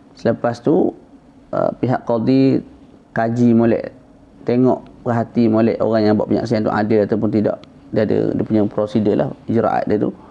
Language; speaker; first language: Malay; native; Malay